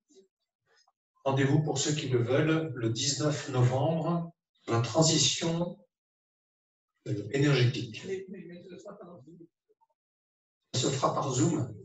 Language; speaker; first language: French; native; French